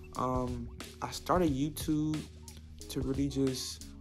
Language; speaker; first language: English; native; English